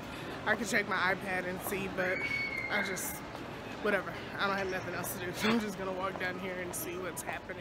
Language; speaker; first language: English; native; English